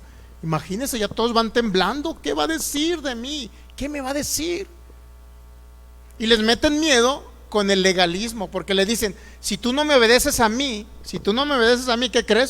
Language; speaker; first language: Spanish; native; Spanish